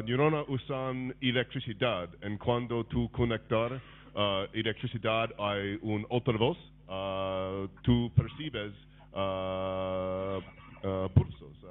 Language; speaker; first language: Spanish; non-native, learner; English